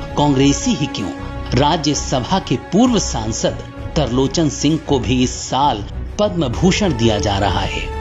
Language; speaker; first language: Hindi; native; Hindi